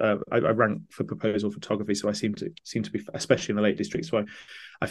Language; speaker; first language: English; native; English